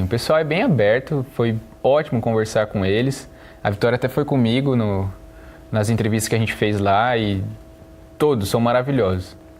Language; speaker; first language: Portuguese; native; Portuguese